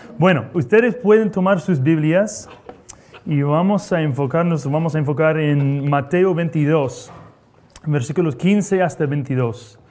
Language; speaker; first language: Spanish; non-native, fluent; English